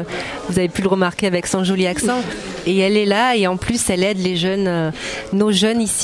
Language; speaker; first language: French; native; French